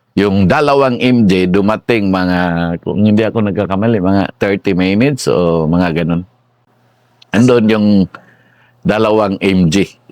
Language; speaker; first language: Filipino; non-native, local second language; Cebuano